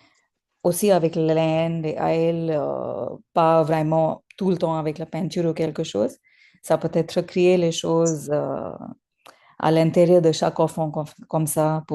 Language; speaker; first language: French; non-native, learner; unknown